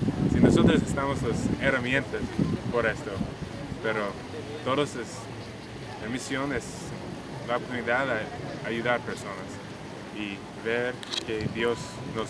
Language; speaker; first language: Spanish; non-native, learner; English